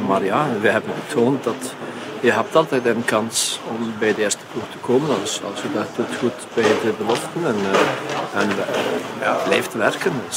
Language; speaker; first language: Dutch; non-native, fluent; Icelandic